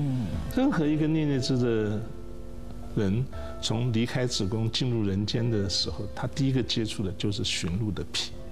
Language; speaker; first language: Chinese; native; Chinese